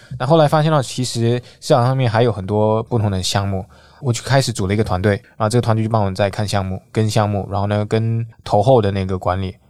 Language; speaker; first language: Chinese; native; Chinese